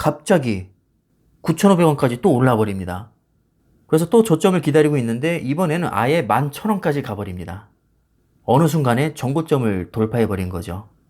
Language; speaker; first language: Korean; native; Korean